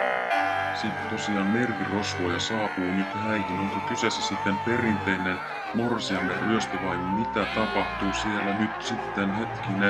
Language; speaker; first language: Finnish; native; Finnish